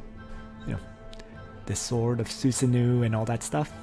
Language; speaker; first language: English; native; English